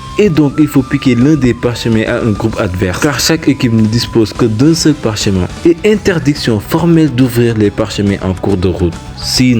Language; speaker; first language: French; native; French